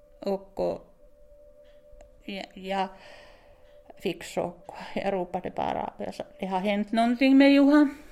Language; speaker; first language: Swedish; non-native, fluent; Finnish